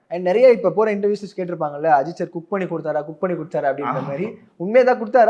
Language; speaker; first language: Tamil; native; Tamil